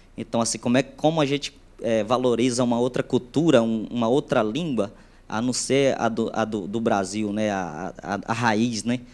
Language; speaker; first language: Portuguese; native; Portuguese